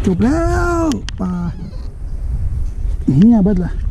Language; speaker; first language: Thai; non-native, local second language; Northeastern Thai